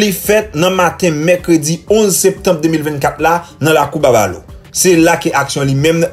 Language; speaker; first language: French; non-native, local second language; Haitian Creole